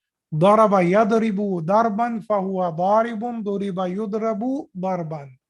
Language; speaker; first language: Arabic; non-native, fluent; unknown